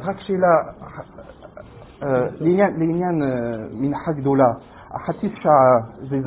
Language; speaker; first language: Hebrew; non-native, fluent; French